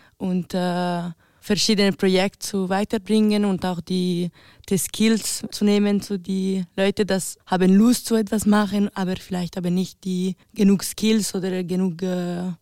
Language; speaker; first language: German; non-native, local second language; French